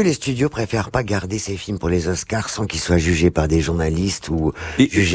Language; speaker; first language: French; native; French